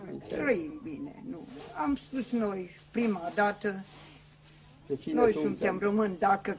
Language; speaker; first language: Romanian; non-native, local second language; Hungarian